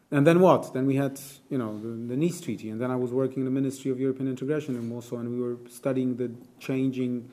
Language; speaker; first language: English; non-native, fluent; Polish